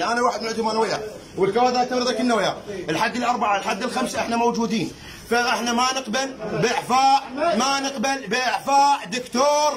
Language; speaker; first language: Arabic; native; Arabic